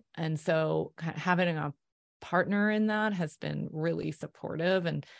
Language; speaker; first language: English; native; English